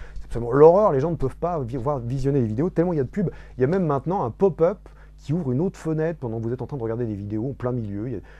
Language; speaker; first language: French; native; French